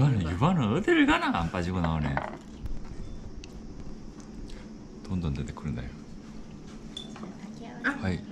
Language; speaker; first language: Japanese; non-native, fluent; Korean